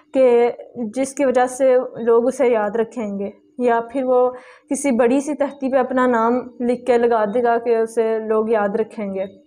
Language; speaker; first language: Urdu; native; Urdu